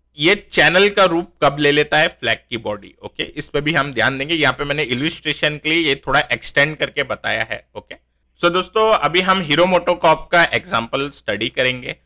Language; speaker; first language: Hindi; native; Hindi